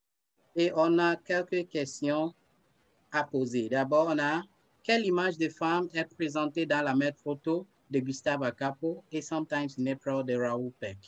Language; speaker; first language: French; non-native, fluent; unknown